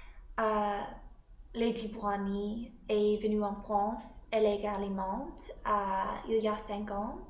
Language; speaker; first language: French; non-native, learner; English